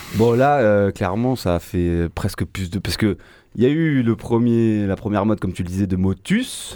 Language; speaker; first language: French; native; French